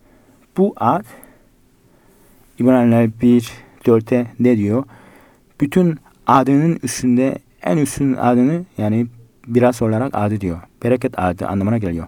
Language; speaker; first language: Turkish; non-native, fluent; Korean